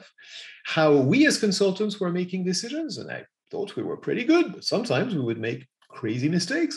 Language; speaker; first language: English; non-native, fluent; French